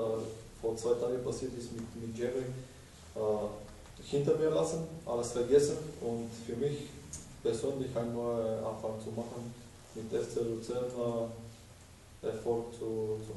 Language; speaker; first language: German; non-native, fluent; Bulgarian